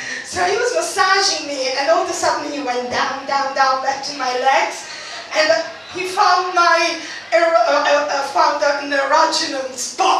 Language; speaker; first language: English; non-native, fluent; Italian